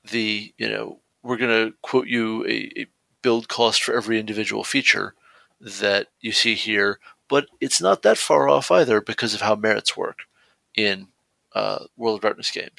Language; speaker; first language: English; native; English